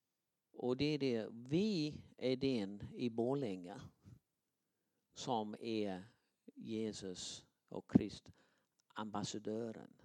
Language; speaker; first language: Swedish; non-native, fluent; English